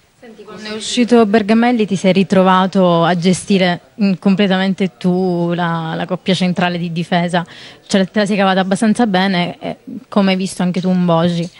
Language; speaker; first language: Italian; native; Italian